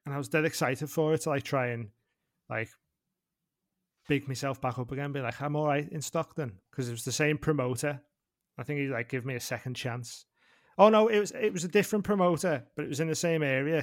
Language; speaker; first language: English; native; English